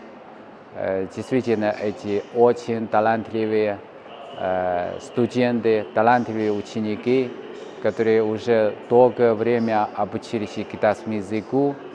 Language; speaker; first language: Russian; non-native, fluent; Chinese